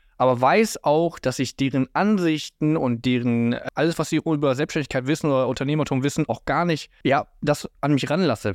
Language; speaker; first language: German; native; German